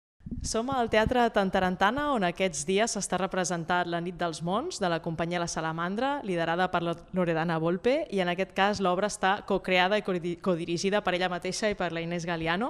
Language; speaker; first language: Catalan; native; Catalan